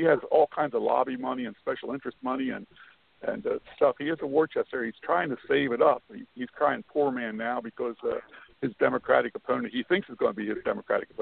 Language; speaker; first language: English; native; English